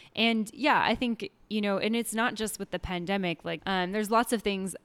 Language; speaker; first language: English; native; English